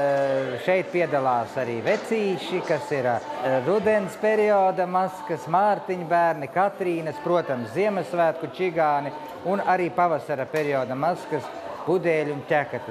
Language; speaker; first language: Latvian; native; Latvian